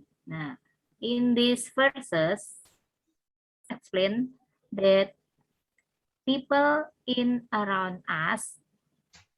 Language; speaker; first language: English; non-native, learner; Indonesian